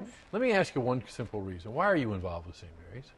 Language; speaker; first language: English; native; English